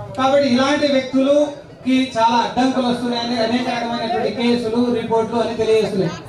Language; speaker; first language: Telugu; non-native, local second language; Lambadi